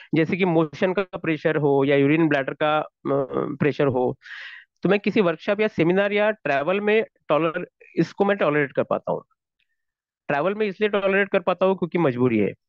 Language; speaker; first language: Hindi; non-native, local second language; Marathi